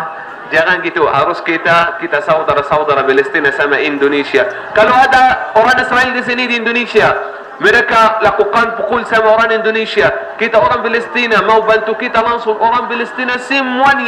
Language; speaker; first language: Indonesian; non-native, learner; Arabic